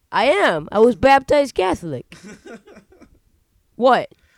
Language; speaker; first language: English; native; English